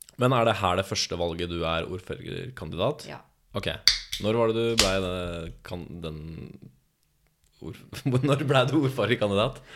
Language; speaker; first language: Norwegian; native; Norwegian